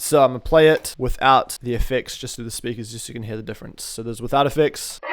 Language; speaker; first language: English; native; English